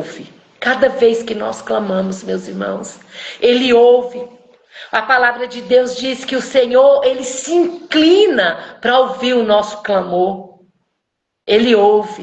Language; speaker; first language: Portuguese; native; Portuguese